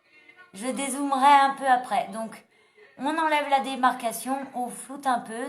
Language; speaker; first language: French; native; French